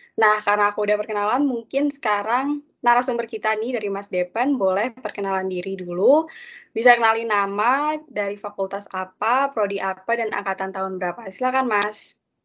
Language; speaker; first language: Indonesian; native; Indonesian